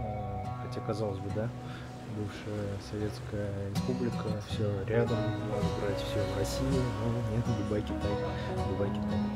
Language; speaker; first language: Russian; native; Russian